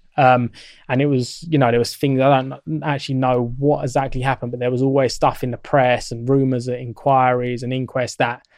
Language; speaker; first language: English; native; English